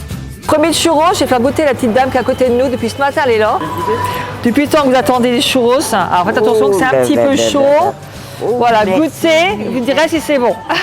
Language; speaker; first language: French; native; French